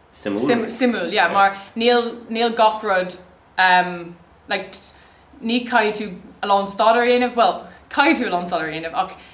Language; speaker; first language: Irish; non-native, local second language; English